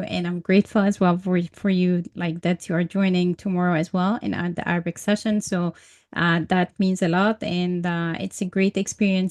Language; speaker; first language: English; non-native, fluent; Arabic